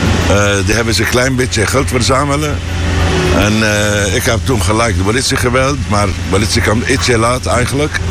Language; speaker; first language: Dutch; non-native, learner; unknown